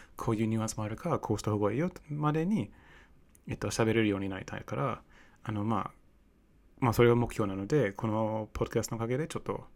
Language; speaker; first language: Japanese; non-native, fluent; English